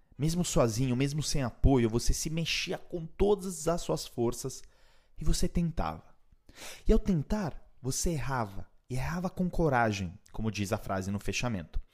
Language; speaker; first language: Portuguese; non-native, fluent; Italian